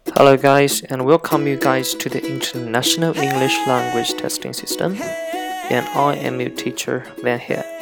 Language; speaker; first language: English; non-native, fluent; Chinese